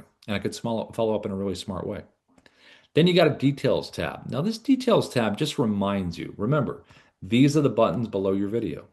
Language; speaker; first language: English; native; English